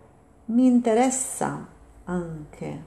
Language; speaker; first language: Italian; non-native, fluent; English